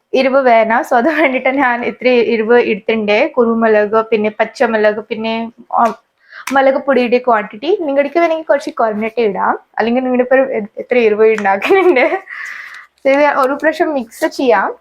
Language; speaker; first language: Malayalam; non-native, local second language; Hindi